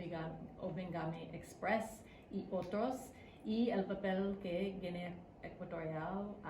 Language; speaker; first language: Spanish; non-native, fluent; English